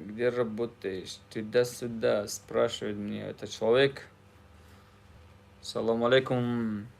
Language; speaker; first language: Russian; non-native, learner; Tajik